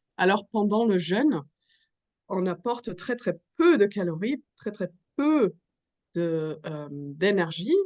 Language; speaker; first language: French; non-native, fluent; German